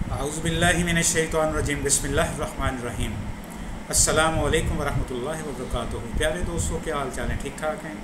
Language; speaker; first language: Urdu; non-native, local second language; Punjabi